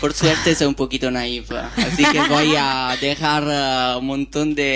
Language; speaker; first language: Spanish; non-native, fluent; Italian